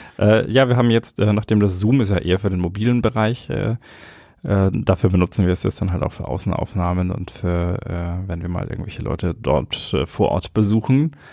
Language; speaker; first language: German; native; German